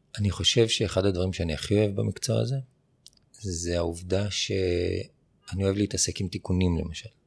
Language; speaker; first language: Hebrew; native; Hebrew